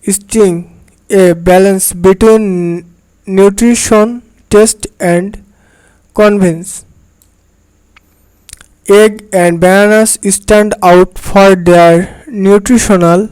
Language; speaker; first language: English; non-native, local second language; Bangla